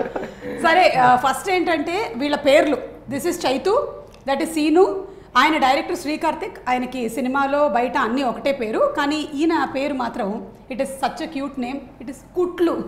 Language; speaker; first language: Telugu; native; Telugu